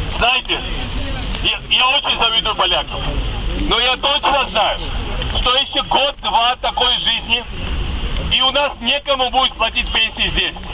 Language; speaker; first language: Russian; non-native, local second language; Georgian